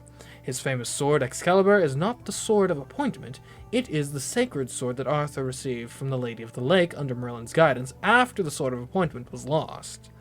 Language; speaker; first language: English; native; English